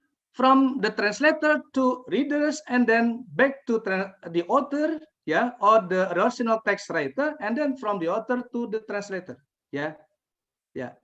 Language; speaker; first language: English; non-native, fluent; Indonesian